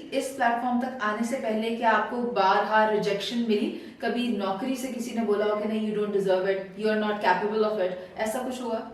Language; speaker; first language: Urdu; native; Urdu